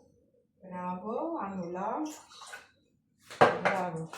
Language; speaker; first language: Greek; non-native, learner; Armenian